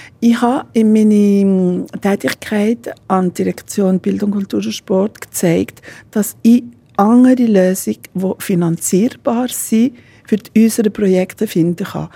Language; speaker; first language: German; non-native, fluent; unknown